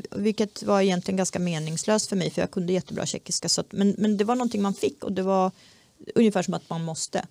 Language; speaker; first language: Swedish; early bilingual, other home language; Czech